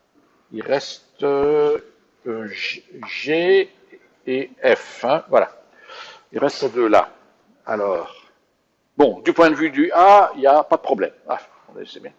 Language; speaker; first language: French; native; French